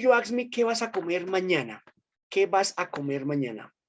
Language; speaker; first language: Spanish; native; Spanish